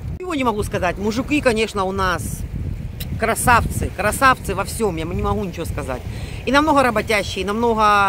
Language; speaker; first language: Russian; native; Russian